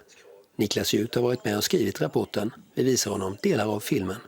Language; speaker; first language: Swedish; native; Swedish